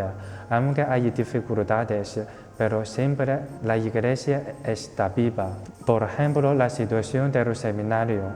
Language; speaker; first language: Spanish; non-native, fluent; Chinese